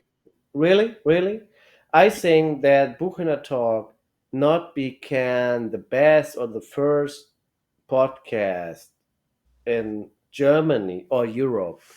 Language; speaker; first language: English; non-native, learner; German